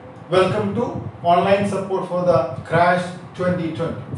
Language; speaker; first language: English; non-native, local second language; Malayalam